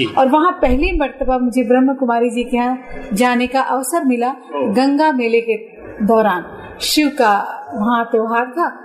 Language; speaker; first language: Hindi; native; Hindi